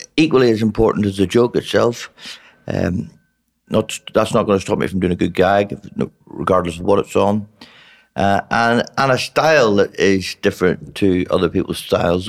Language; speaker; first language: English; native; English